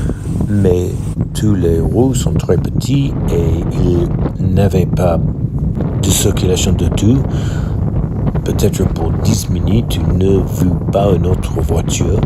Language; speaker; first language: French; non-native, learner; English